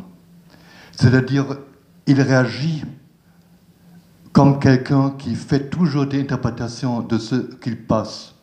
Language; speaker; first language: French; non-native, learner; German